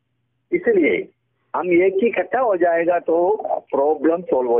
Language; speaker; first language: Hindi; non-native, local second language; Malayalam